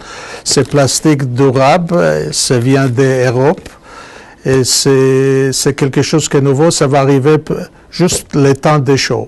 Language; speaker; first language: French; non-native, fluent; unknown